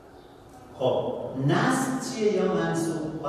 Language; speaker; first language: Persian; native; Persian